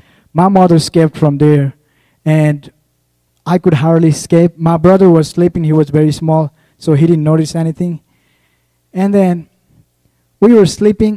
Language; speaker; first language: English; non-native, local second language; Nepali